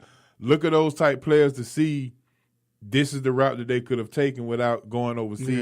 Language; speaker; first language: English; native; English